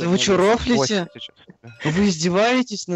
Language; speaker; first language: Russian; native; Russian